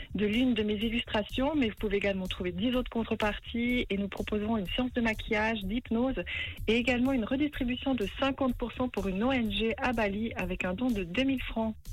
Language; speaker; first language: French; native; French